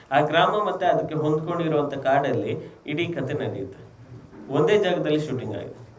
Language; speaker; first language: Kannada; native; Kannada